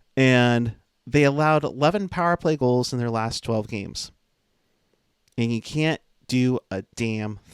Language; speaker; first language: English; native; English